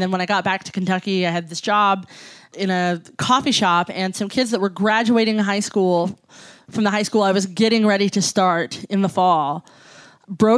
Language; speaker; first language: English; native; English